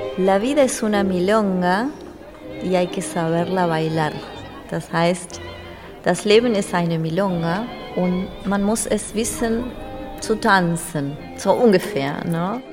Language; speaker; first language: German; non-native, fluent; Spanish